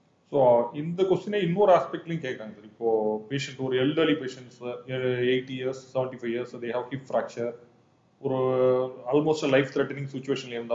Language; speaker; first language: English; non-native, local second language; Tamil